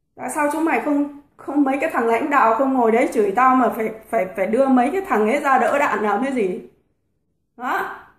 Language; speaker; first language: Vietnamese; native; Vietnamese